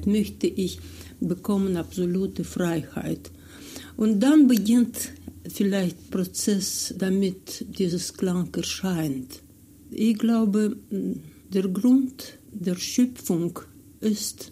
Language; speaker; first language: German; non-native, fluent; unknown